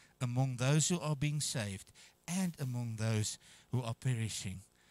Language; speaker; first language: English; non-native, local second language; Afrikaans